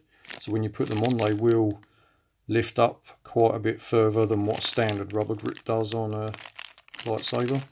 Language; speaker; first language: English; native; English